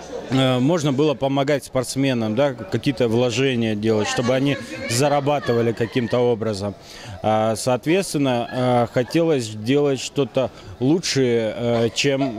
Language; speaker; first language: Russian; native; Russian